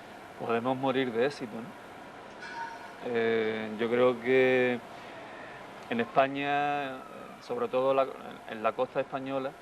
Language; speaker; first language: Spanish; native; Spanish